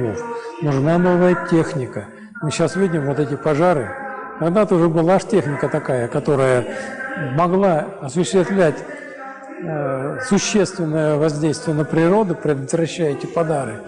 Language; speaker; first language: Russian; native; Russian